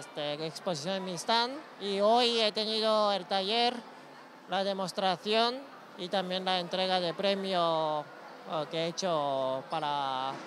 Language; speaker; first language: Spanish; non-native, fluent; Japanese